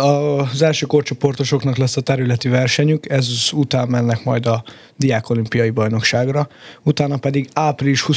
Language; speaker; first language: Hungarian; native; Hungarian